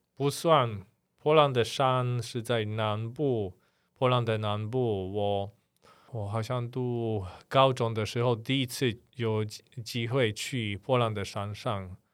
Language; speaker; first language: Chinese; non-native, fluent; Polish